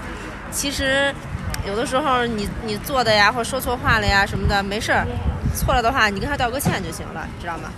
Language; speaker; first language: Chinese; native; Chinese